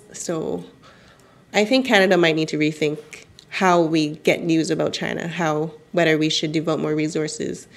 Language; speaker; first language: English; non-native, fluent; Cantonese